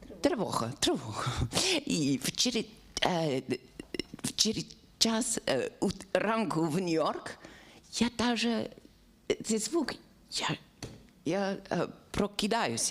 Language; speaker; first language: Ukrainian; non-native, learner; English